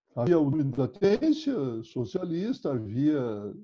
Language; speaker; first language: Portuguese; native; Portuguese